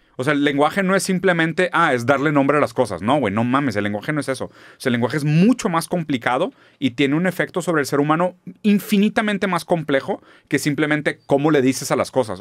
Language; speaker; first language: Spanish; non-native, fluent; German